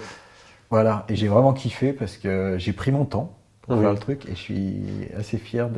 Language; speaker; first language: French; native; French